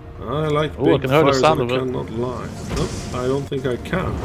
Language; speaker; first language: English; non-native, fluent; Norwegian